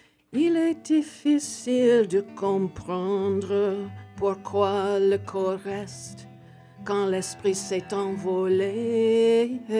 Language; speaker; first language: French; early bilingual, heritage; French